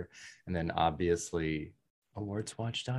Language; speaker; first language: English; native; English